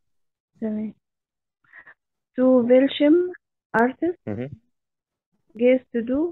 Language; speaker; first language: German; non-native, learner; Arabic